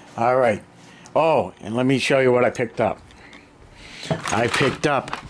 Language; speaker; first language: English; native; English